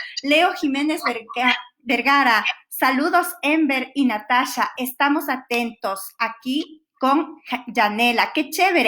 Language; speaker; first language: Spanish; native; Spanish